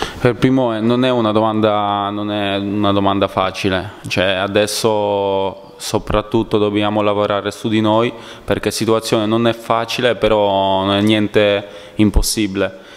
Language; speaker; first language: Italian; non-native, fluent; Polish